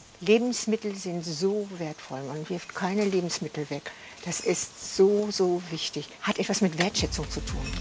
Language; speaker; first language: German; native; German